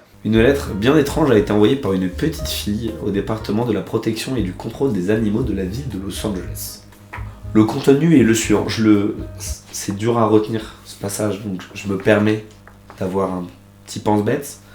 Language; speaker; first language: French; native; French